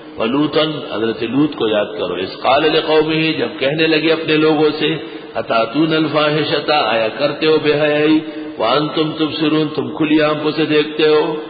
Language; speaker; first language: Urdu; native; Urdu